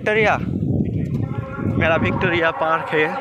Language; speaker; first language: Hindi; non-native, learner; Bangla